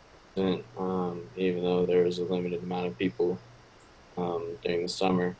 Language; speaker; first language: English; native; English